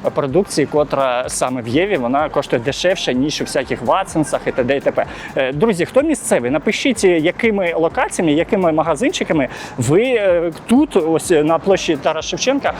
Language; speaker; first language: Ukrainian; non-native, local second language; Russian